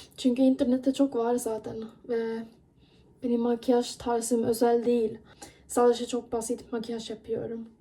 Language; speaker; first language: Turkish; non-native, fluent; Persian